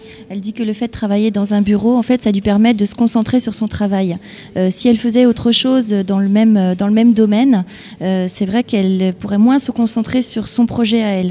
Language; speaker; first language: French; native; French